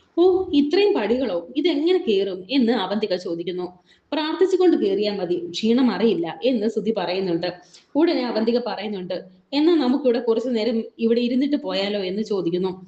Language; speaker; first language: Malayalam; native; Malayalam